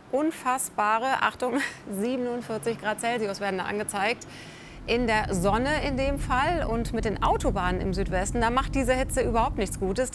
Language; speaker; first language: German; native; German